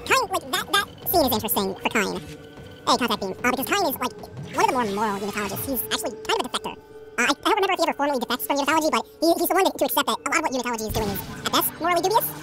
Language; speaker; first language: English; native; English